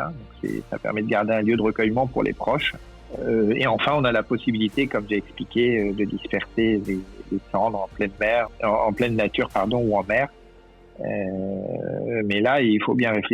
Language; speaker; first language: French; native; French